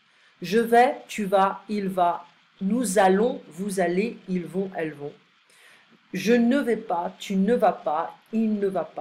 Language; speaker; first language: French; non-native, fluent; English